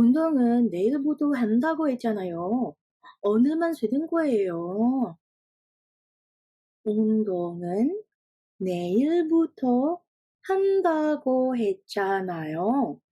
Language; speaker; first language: Korean; non-native, fluent; Indonesian